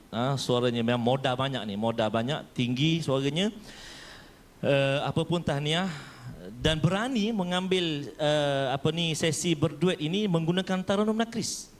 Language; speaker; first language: Malay; native; Malay